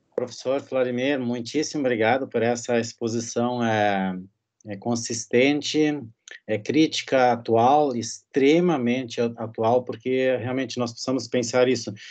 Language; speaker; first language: Portuguese; native; Portuguese